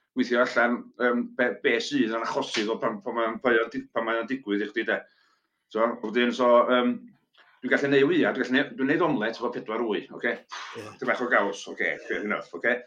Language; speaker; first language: Welsh; native; Welsh